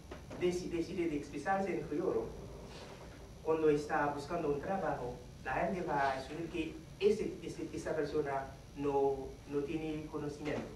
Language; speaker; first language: Spanish; non-native, fluent; Haitian Creole